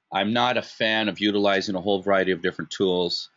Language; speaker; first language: English; native; English